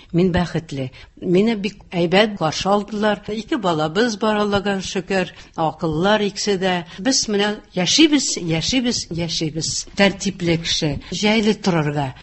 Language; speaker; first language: Tatar; early bilingual, heritage; Tatar